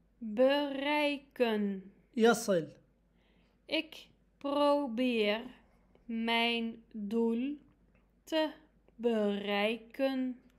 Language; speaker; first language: Dutch; non-native, fluent; Arabic